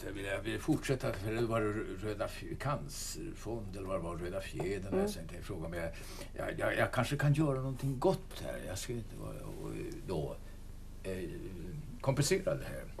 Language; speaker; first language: Swedish; native; Swedish